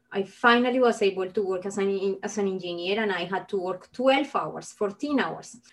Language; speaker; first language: English; non-native, fluent; Spanish